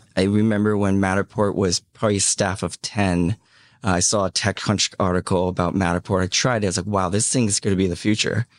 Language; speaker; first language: English; early bilingual, other home language; Cantonese